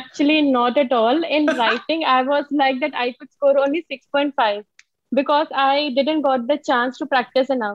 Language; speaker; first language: English; non-native, local second language; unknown